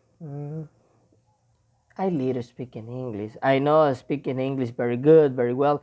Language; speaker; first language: English; non-native, learner; Spanish